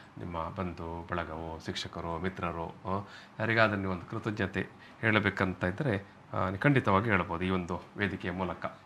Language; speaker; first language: Kannada; native; Kannada